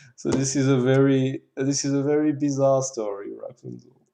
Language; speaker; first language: English; non-native, fluent; French